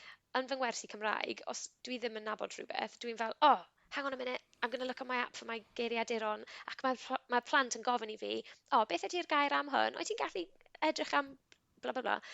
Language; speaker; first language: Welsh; non-native, local second language; English